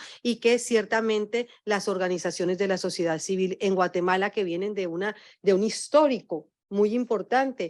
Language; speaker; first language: Spanish; native; Spanish